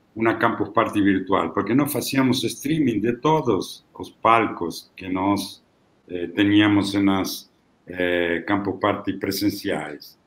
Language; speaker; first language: Portuguese; non-native, fluent; Italian